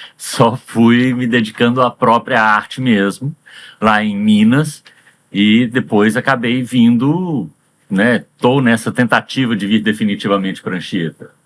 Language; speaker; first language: Portuguese; early bilingual, heritage; Portuguese